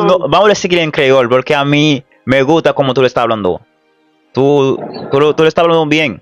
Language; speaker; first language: Spanish; non-native, fluent; Haitian Creole